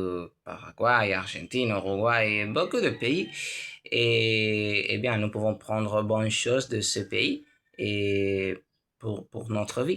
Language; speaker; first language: French; non-native, learner; Spanish